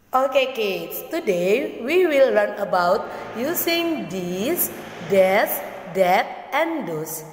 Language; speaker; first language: English; non-native, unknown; Indonesian